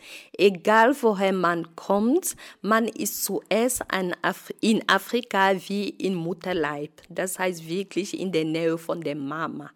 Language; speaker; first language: German; non-native, fluent; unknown